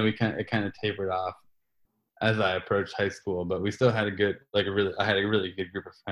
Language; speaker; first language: English; native; English